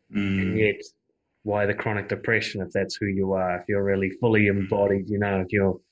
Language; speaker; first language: English; native; English